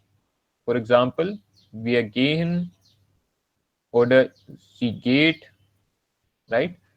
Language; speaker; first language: German; non-native, learner; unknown